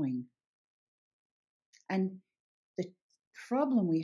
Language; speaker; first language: English; native; English